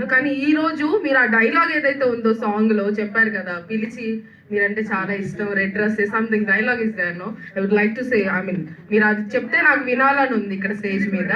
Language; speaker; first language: Telugu; native; Telugu